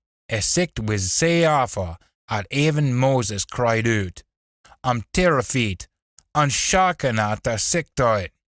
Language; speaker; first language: English; native; English